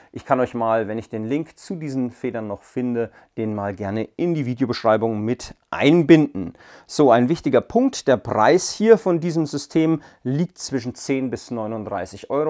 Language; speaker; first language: German; native; German